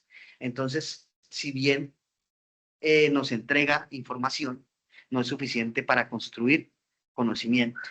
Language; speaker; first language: Spanish; native; Spanish